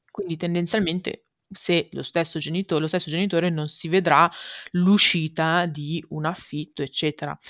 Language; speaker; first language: Italian; native; Italian